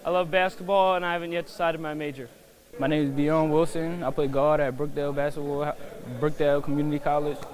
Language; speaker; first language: English; native; English